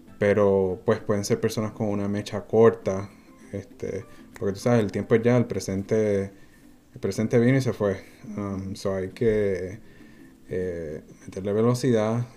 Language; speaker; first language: Spanish; native; Spanish